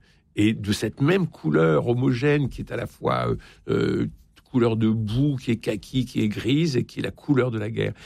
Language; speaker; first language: French; native; French